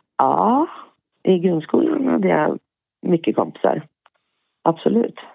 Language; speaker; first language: Swedish; native; Swedish